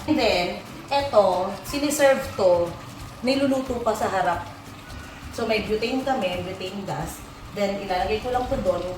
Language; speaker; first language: Filipino; non-native, local second language; Bikol